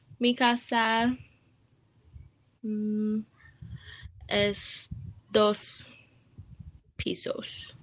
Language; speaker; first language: Spanish; non-native, learner; English